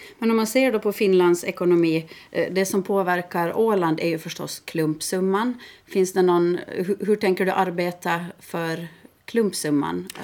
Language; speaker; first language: Swedish; native; Swedish